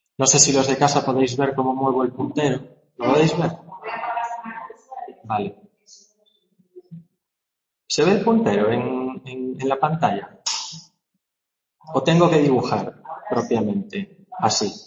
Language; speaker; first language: Spanish; native; Spanish